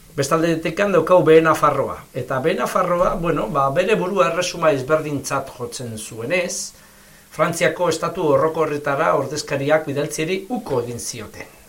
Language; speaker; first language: Basque; native; Basque